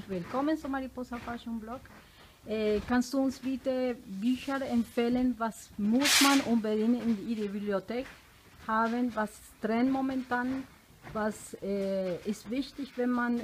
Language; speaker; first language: German; non-native, fluent; Spanish